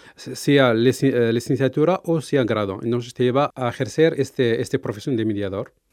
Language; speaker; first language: Spanish; non-native, fluent; Arabic